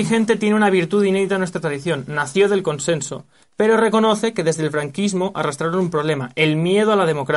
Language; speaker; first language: Spanish; native; Spanish